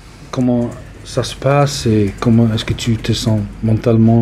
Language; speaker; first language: French; non-native, fluent; English